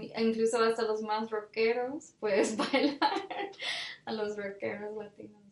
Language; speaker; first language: Spanish; non-native, fluent; English